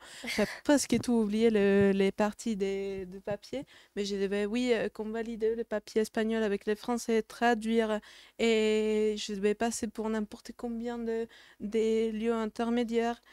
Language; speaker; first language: French; non-native, fluent; Spanish